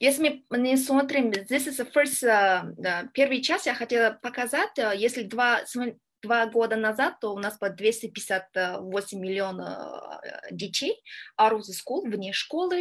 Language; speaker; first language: Russian; non-native, learner; Kyrgyz